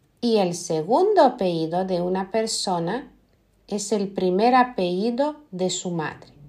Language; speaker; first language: Spanish; non-native, fluent; Lithuanian